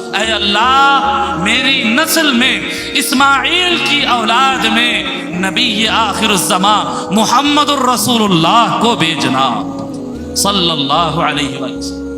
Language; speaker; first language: Urdu; native; Urdu